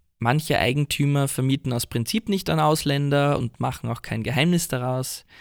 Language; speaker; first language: German; native; German